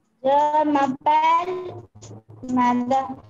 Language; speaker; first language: French; non-native, learner; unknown